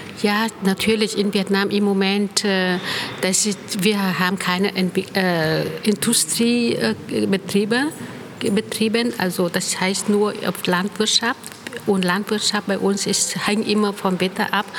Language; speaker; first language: German; non-native, fluent; Vietnamese